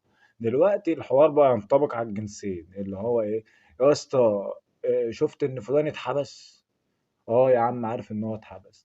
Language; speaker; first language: Arabic; native; Arabic